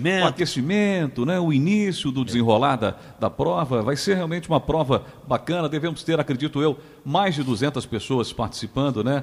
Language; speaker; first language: Portuguese; native; Portuguese